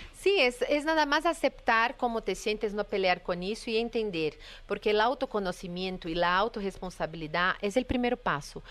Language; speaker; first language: Spanish; non-native, fluent; Portuguese